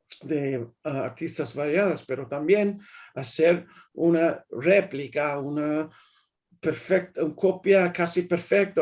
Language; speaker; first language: Spanish; early bilingual, heritage; English